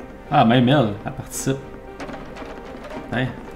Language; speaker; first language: French; native; French